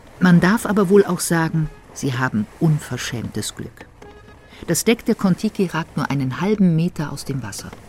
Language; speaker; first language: German; native; German